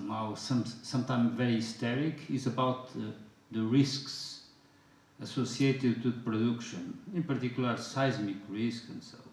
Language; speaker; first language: English; non-native, fluent; Portuguese